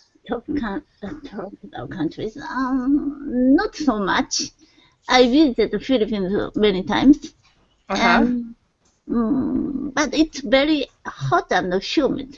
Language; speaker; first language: English; non-native, learner; Japanese